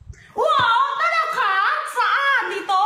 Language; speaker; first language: Filipino; non-native, learner; Chinese